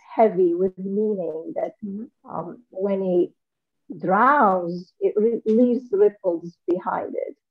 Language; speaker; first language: English; non-native, fluent; Arabic